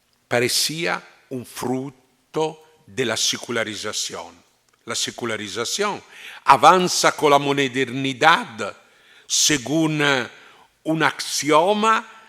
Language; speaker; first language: Spanish; non-native, fluent; Italian